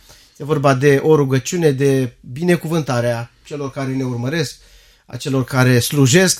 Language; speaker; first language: Romanian; native; Romanian